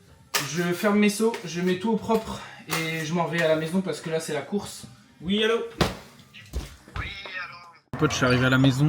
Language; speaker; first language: French; native; French